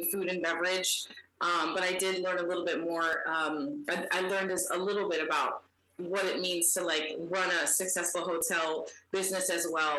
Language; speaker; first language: English; native; English